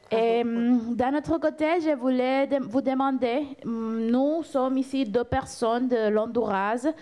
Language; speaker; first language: French; non-native, fluent; Spanish